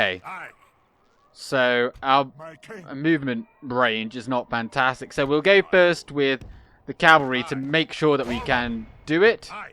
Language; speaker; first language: English; native; English